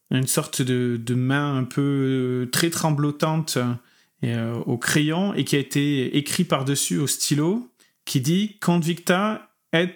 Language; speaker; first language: French; native; French